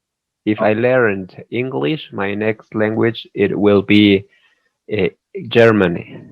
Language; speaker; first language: English; non-native, learner; Spanish